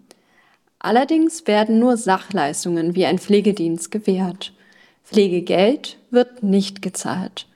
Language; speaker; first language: German; native; German